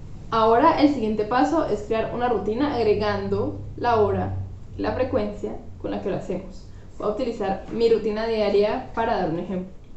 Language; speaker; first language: Spanish; native; Spanish